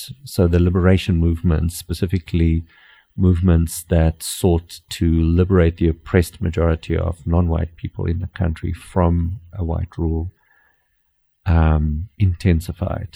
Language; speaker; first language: English; non-native, local second language; Afrikaans